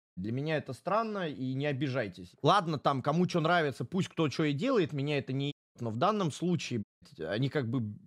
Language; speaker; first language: Russian; native; Russian